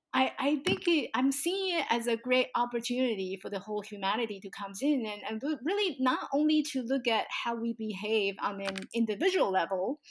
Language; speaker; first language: English; early bilingual, other home language; Chinese